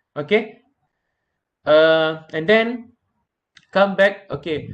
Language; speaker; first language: English; non-native, local second language; Malay